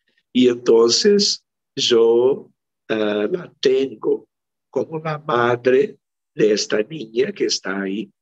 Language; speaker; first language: Spanish; non-native, local second language; Portuguese